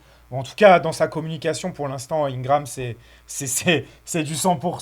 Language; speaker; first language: French; native; French